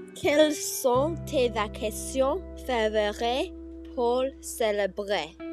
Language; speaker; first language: French; non-native, learner; English